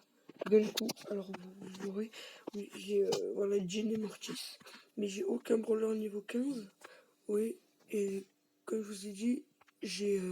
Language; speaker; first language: French; native; French